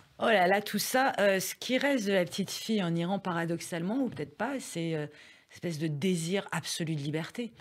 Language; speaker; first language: French; early bilingual, other home language; Persian